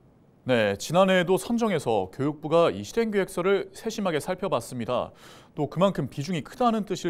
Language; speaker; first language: Korean; native; Korean